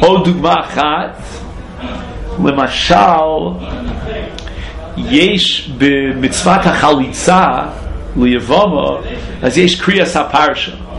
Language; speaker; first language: Hebrew; non-native, fluent; English